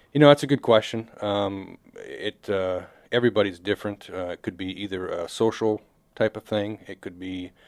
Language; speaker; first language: English; native; English